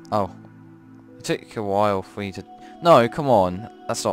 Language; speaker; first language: English; native; English